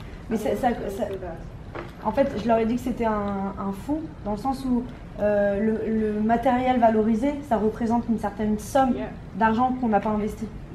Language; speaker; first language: French; native; French